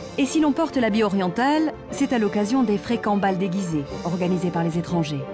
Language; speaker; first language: French; native; French